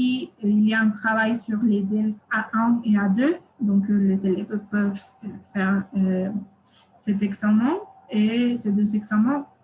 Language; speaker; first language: French; non-native, fluent; Spanish